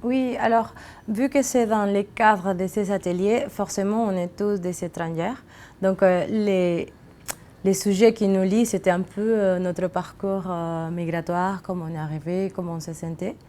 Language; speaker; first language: French; non-native, fluent; Spanish